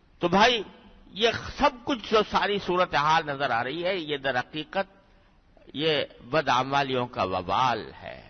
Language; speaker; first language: Urdu; native; Urdu